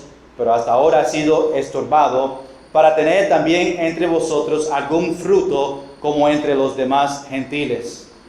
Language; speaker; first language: Spanish; non-native, fluent; English